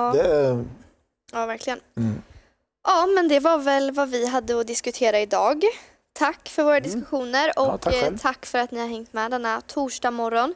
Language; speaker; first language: Swedish; native; Swedish